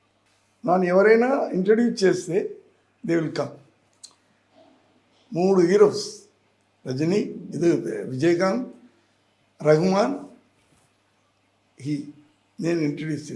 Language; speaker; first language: Telugu; non-native, learner; Tamil